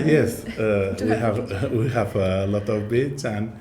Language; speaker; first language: English; non-native, learner; Catalan